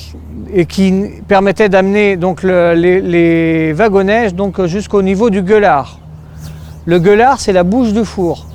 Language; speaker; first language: French; native; French